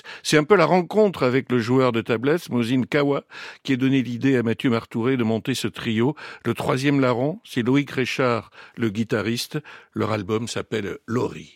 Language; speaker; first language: French; native; French